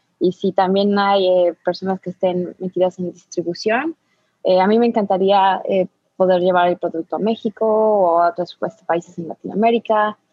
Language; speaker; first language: Spanish; native; Spanish